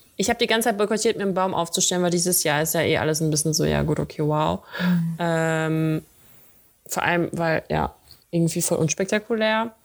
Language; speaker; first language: German; early bilingual, other home language; Russian